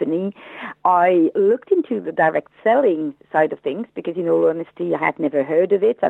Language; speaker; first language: English; non-native, fluent; French